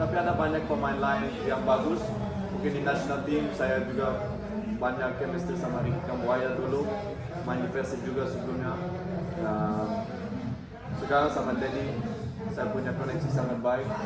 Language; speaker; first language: Indonesian; non-native, fluent; Dutch